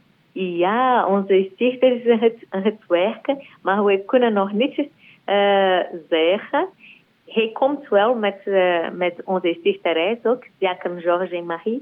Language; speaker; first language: Dutch; non-native, learner; Portuguese